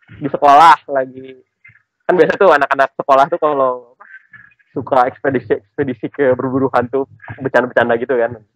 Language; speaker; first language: Indonesian; native; Indonesian